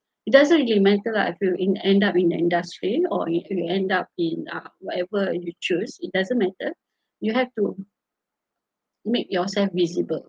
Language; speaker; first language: English; non-native, local second language; Malay